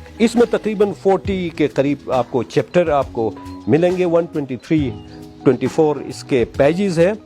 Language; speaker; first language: Urdu; non-native, local second language; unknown